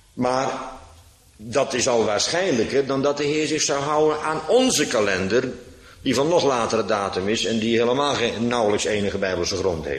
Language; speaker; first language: Dutch; native; Dutch